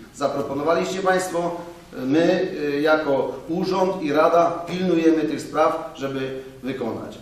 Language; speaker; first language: Polish; native; Polish